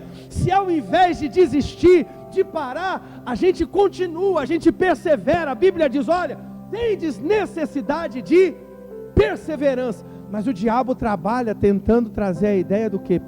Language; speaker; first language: Portuguese; native; Portuguese